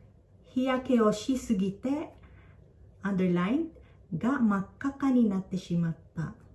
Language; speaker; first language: Japanese; non-native, fluent; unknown